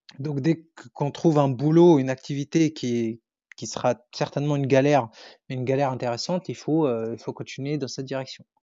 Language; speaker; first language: French; non-native, local second language; Arabic